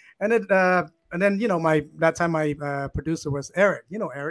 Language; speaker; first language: English; early bilingual, other home language; Khmer